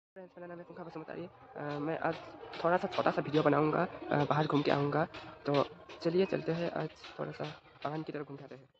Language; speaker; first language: Hindi; non-native, local second language; Bodo